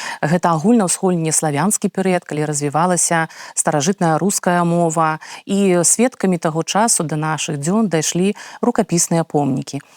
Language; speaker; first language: Belarusian; native; Belarusian